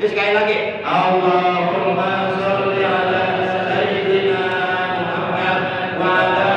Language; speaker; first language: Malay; non-native, local second language; Javanese